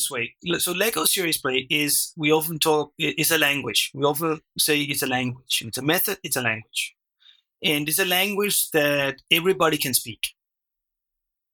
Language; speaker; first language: English; non-native, fluent; Danish